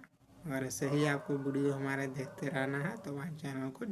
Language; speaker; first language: Hindi; native; Hindi